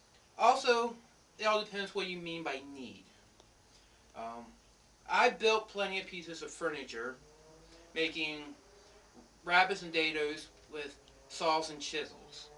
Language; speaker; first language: English; native; English